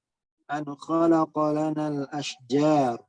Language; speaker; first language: Arabic; non-native, learner; Indonesian